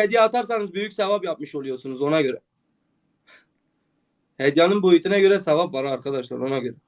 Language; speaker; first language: Turkish; native; Turkish